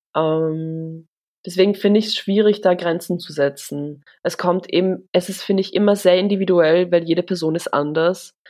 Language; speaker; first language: German; early bilingual, other home language; Polish